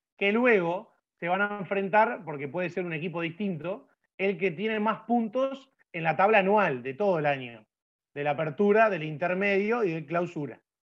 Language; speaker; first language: Spanish; native; Spanish